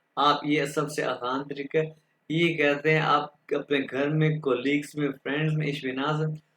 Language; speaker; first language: Urdu; non-native, local second language; Punjabi